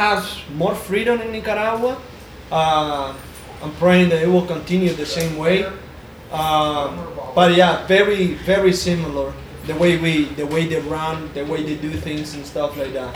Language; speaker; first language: English; non-native, fluent; Spanish